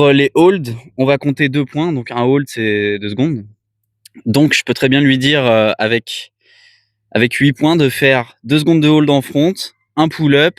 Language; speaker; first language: French; native; French